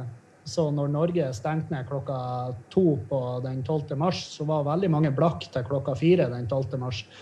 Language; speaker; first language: Norwegian; native; Norwegian